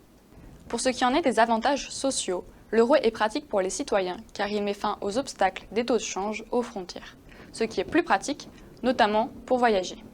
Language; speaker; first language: French; native; French